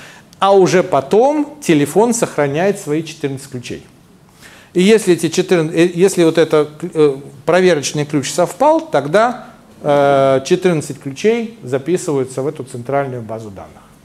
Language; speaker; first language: Russian; native; Russian